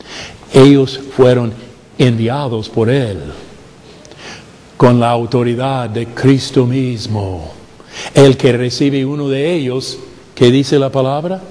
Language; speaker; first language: Spanish; non-native, fluent; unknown